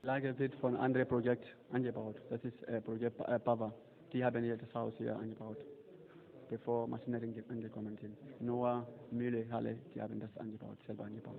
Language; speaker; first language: German; non-native, fluent; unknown